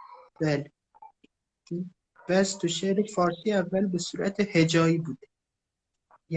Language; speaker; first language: Persian; native; Persian